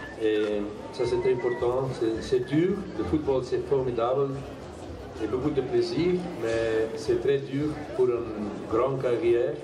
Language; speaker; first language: French; non-native, learner; Dutch